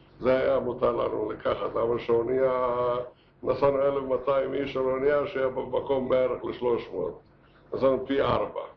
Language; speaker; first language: Hebrew; non-native, fluent; Yiddish